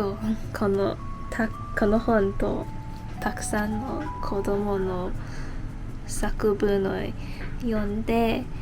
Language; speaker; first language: Japanese; non-native, learner; English